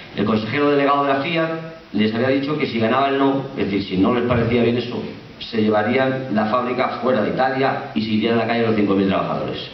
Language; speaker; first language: Spanish; native; Spanish